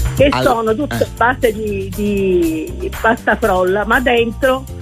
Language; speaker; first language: Italian; native; Italian